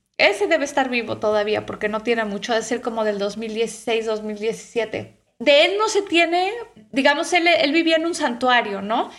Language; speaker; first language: Spanish; native; Spanish